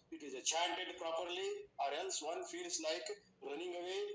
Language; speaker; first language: English; non-native, local second language; Kannada